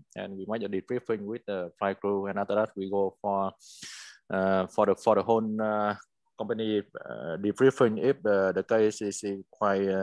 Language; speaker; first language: English; non-native, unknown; Vietnamese